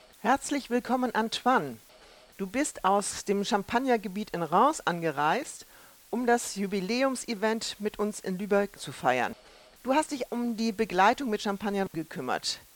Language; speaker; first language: German; native; German